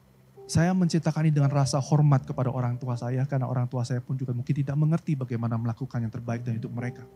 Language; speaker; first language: Indonesian; native; Indonesian